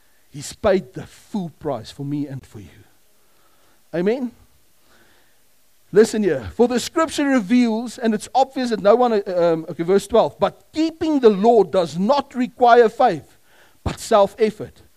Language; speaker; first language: English; non-native, local second language; Afrikaans